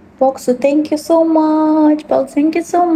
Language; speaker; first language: English; non-native, learner; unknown